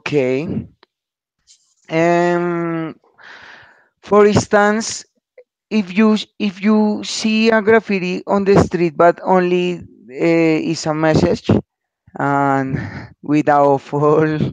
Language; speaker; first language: English; non-native, learner; Spanish